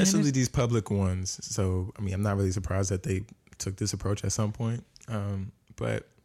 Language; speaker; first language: English; native; English